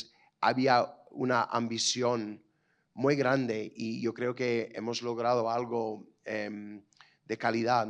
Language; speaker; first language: Spanish; non-native, fluent; English